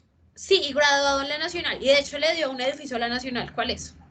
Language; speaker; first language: Spanish; native; Spanish